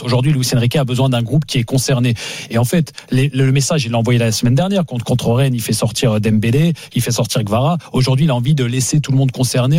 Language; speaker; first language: French; native; French